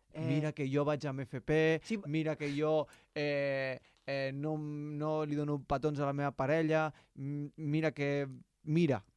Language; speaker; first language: Catalan; non-native, local second language; Spanish